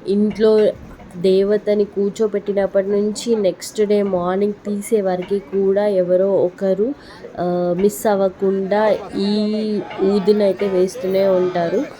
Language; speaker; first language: Telugu; non-native, local second language; Lambadi